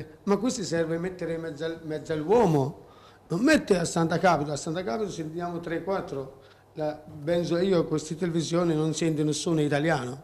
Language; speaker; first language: Italian; non-native, learner; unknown